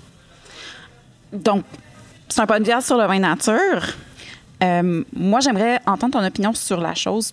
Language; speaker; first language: French; native; French